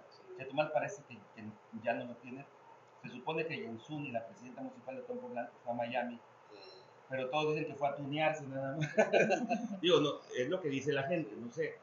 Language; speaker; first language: Spanish; native; Spanish